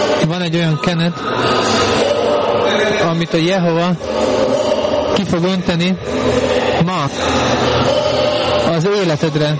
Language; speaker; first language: Hungarian; native; Hungarian